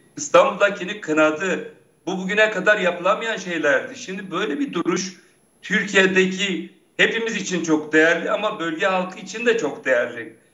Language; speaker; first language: Turkish; non-native, local second language; Kurdish